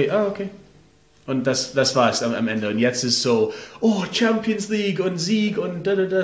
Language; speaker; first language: German; non-native, learner; English